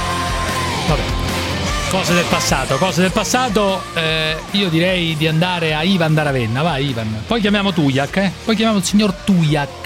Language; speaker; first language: Italian; native; Italian